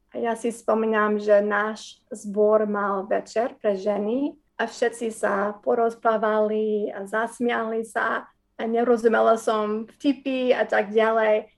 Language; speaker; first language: Slovak; non-native, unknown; English